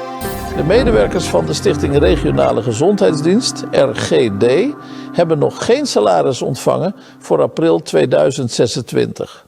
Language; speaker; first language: Dutch; native; Dutch